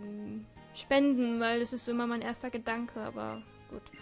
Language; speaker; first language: German; native; German